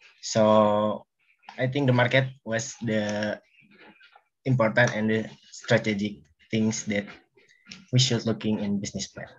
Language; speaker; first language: English; non-native, learner; Indonesian